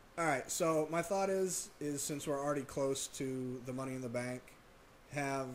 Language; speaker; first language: English; native; English